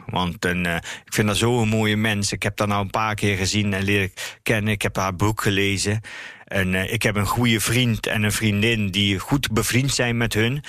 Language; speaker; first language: Dutch; early bilingual, other home language; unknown